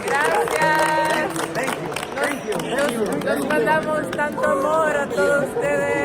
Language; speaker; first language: Spanish; non-native, learner; English